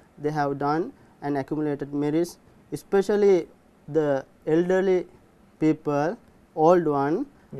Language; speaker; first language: English; non-native, learner; Sinhala